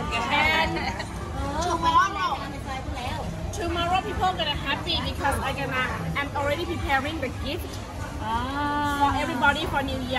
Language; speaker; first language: English; non-native, fluent; Thai